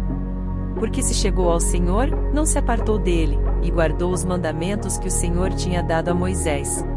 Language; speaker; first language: Portuguese; native; Portuguese